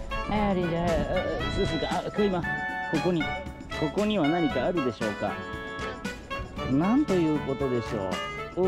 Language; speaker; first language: Japanese; native; Japanese